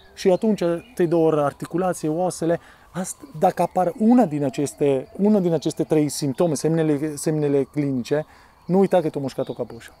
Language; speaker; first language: Romanian; non-native, fluent; Italian